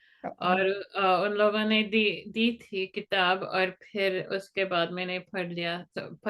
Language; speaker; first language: Hindi; non-native, fluent; English